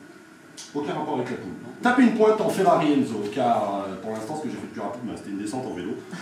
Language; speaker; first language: French; native; French